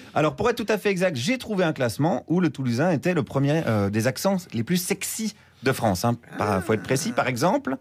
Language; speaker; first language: French; native; French